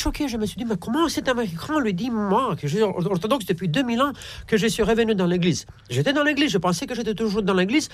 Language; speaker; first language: French; non-native, fluent; Romanian